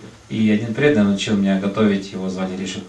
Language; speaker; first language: Russian; native; Russian